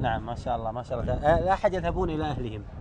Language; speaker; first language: Arabic; native; Arabic